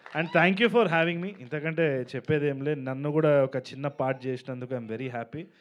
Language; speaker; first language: Telugu; native; Telugu